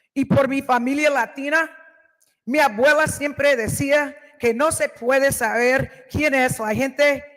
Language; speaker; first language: Spanish; early bilingual, other home language; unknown